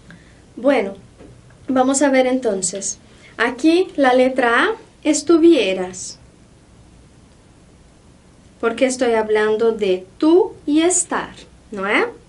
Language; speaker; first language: Spanish; non-native, fluent; Portuguese